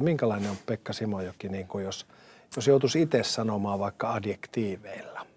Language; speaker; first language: Finnish; native; Finnish